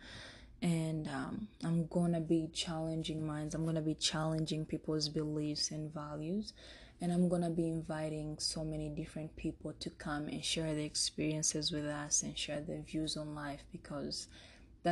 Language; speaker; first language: English; non-native, local second language; Kinyarwanda